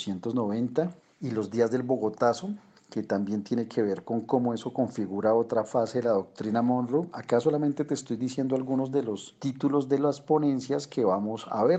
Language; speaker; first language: Spanish; native; Spanish